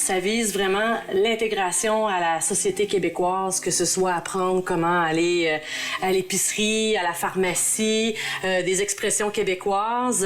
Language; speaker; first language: French; native; French